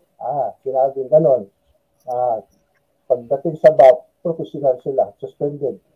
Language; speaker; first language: Filipino; non-native, local second language; Cebuano